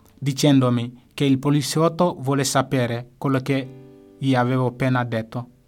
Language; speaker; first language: Italian; non-native, fluent; Bambara